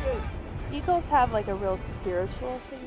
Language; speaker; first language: English; native; English